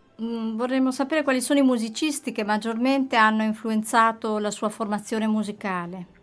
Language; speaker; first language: Italian; native; Italian